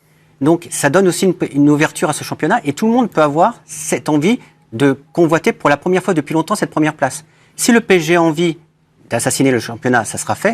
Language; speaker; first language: French; native; French